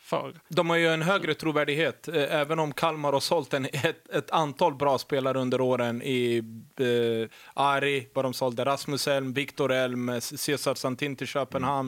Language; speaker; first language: Swedish; native; Swedish